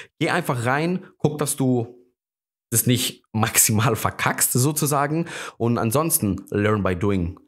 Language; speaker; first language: German; non-native, fluent; Greek